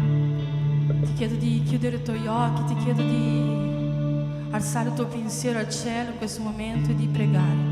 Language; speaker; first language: Italian; non-native, fluent; Portuguese